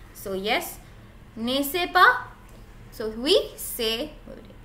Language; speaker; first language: French; non-native, learner; Hindi